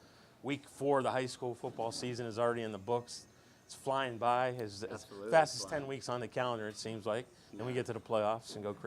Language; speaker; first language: English; native; English